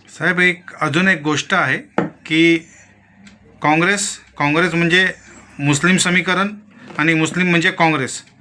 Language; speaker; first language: Marathi; native; Marathi